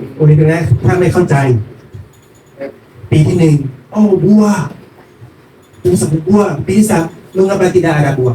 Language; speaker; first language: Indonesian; non-native, learner; Thai